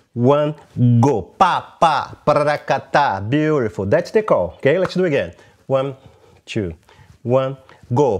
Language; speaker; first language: English; non-native, fluent; Portuguese